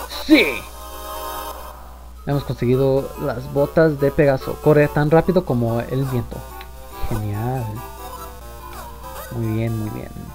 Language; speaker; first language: Spanish; early bilingual, heritage; Spanish